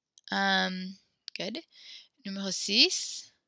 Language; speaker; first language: French; non-native, fluent; English